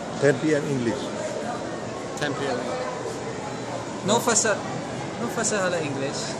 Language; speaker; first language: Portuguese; non-native, learner; English